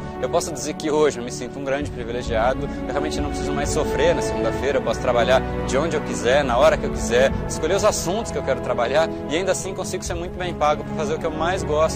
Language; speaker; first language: Portuguese; native; Portuguese